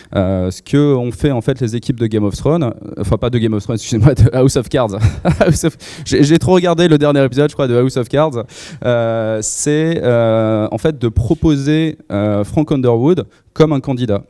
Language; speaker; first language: French; native; French